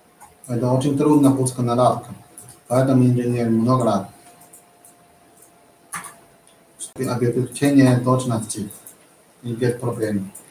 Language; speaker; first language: Russian; non-native, learner; Chinese